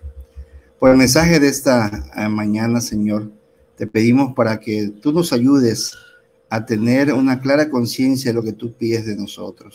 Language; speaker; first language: Spanish; native; Spanish